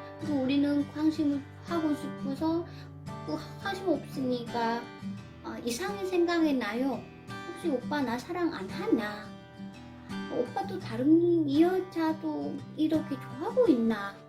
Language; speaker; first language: Korean; non-native, learner; Vietnamese